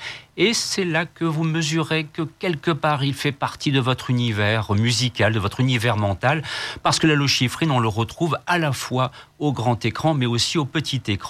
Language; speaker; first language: French; native; French